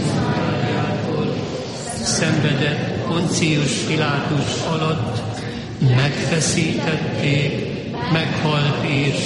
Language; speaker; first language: Hungarian; native; Hungarian